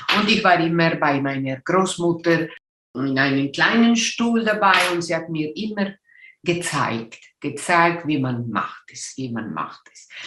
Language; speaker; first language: German; non-native, local second language; Italian